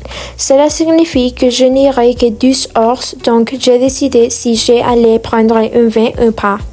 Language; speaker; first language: French; non-native, learner; Spanish